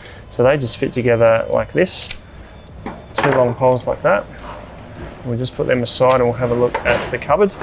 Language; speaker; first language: English; native; English